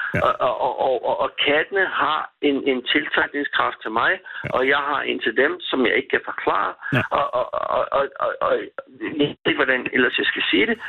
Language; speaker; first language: Danish; native; Danish